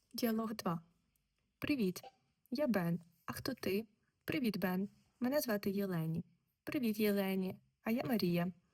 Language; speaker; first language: Ukrainian; native; Ukrainian